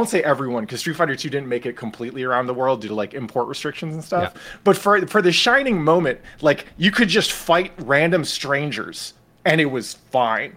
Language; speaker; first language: English; native; English